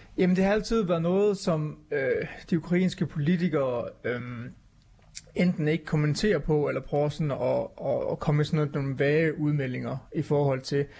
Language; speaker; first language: Danish; native; Danish